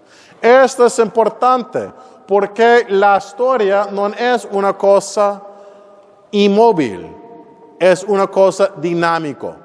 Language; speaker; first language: Spanish; non-native, fluent; English